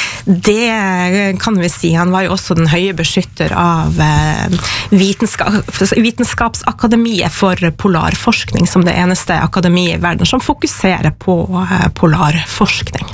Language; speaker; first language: Norwegian; native; Norwegian